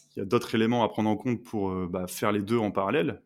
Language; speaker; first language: French; native; French